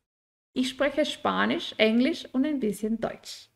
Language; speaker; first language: German; non-native, fluent; Spanish